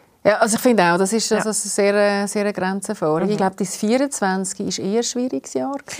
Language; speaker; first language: German; native; German